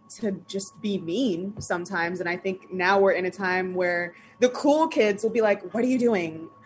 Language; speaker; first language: English; native; English